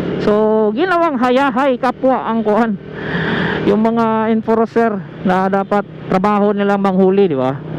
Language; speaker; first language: Filipino; non-native, local second language; Cebuano